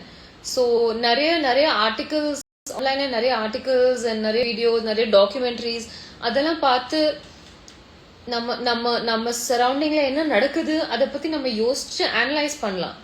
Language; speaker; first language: Tamil; non-native, fluent; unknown